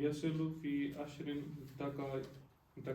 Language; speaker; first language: Arabic; non-native, learner; Urdu